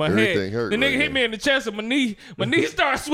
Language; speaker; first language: English; native; English